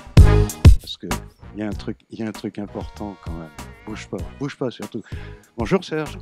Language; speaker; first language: French; native; French